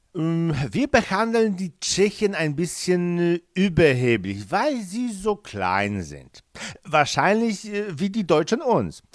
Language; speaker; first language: German; non-native, fluent; Polish